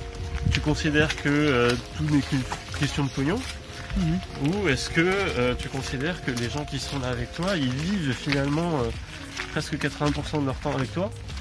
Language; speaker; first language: French; native; French